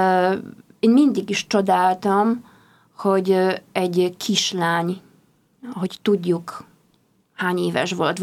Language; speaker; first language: Hungarian; non-native, fluent; Polish